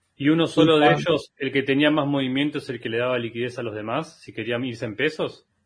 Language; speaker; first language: English; non-native, fluent; Spanish